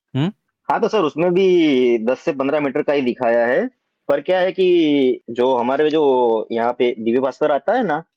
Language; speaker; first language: Hindi; non-native, local second language; Gujarati